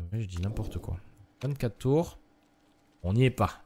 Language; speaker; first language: French; native; French